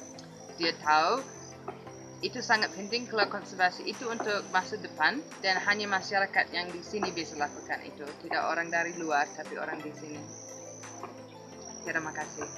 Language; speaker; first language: Indonesian; non-native, fluent; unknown